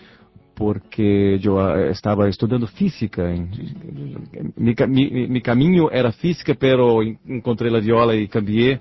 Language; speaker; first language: Spanish; non-native, learner; Portuguese